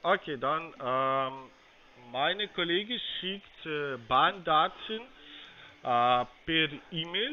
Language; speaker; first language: German; non-native, fluent; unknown